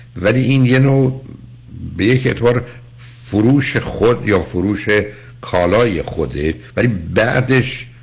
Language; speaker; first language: Persian; native; Persian